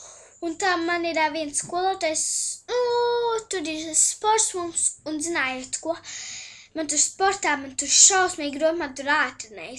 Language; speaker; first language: Latvian; early bilingual, heritage; Latvian